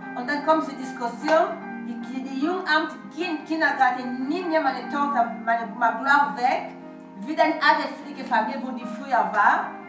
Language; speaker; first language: German; non-native, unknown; French